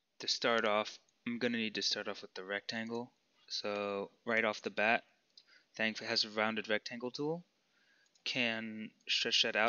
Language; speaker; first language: English; native; English